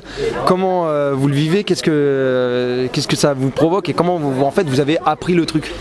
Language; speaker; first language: French; native; French